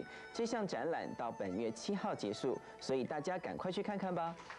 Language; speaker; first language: Chinese; native; Chinese